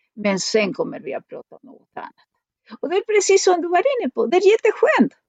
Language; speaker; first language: Swedish; non-native, fluent; Spanish